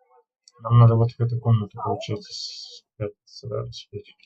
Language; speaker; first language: Russian; native; Russian